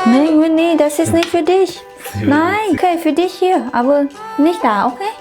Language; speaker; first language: German; non-native, learner; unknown